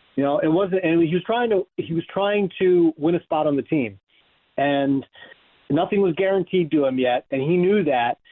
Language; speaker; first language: English; native; English